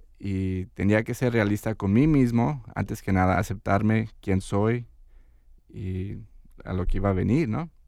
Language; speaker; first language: Spanish; early bilingual, heritage; Spanish